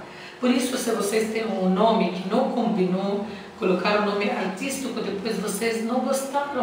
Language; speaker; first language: Portuguese; non-native, learner; Arabic